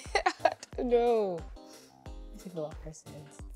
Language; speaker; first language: English; non-native, local second language; Igbo